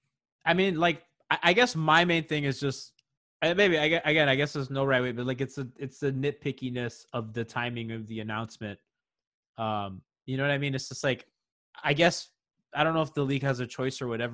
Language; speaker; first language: English; native; English